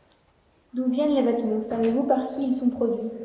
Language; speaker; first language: French; native; French